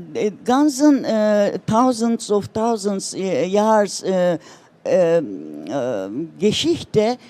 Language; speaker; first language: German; non-native, learner; Turkish